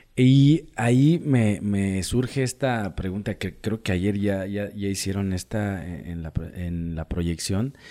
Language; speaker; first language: Spanish; native; Spanish